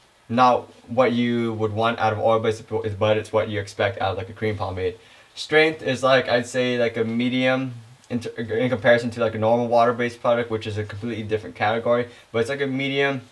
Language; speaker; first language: English; native; English